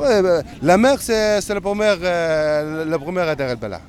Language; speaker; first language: French; non-native, learner; Arabic